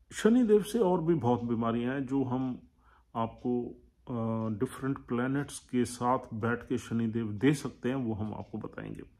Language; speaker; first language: Hindi; native; Hindi